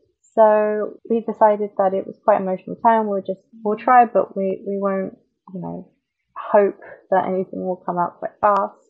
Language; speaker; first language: English; native; English